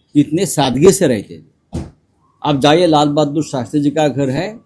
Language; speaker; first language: Hindi; non-native, local second language; Marathi